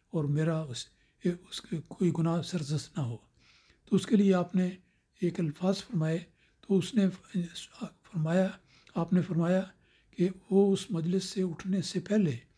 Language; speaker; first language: Urdu; native; Urdu